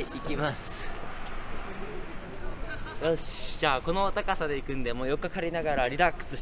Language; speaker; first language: Japanese; native; Japanese